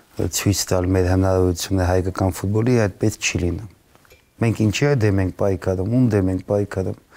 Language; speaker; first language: Armenian; native; Armenian